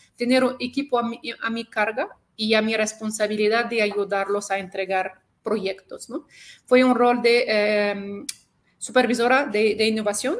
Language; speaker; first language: Spanish; non-native, fluent; Arabic